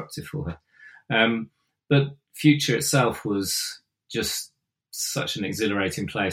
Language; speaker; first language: English; native; English